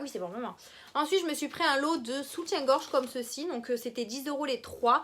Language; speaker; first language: French; native; French